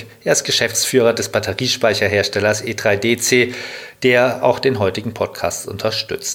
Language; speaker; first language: German; native; German